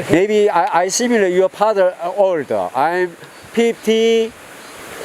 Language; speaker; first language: English; non-native, learner; Korean